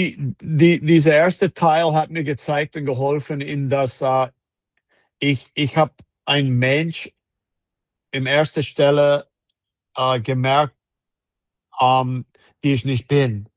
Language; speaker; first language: German; non-native, fluent; English